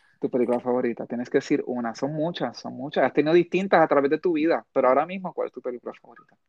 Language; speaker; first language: Spanish; early bilingual, heritage; Spanish